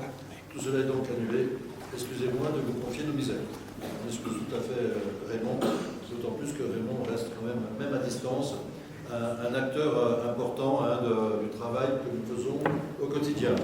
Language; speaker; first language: French; native; French